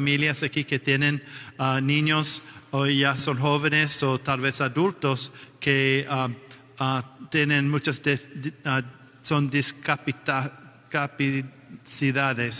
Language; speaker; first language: Spanish; non-native, fluent; English